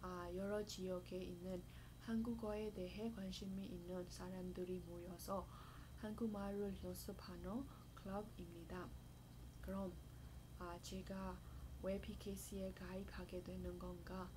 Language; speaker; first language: Korean; non-native, fluent; Burmese